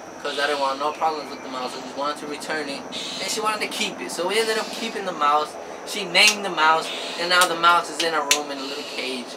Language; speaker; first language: English; native; English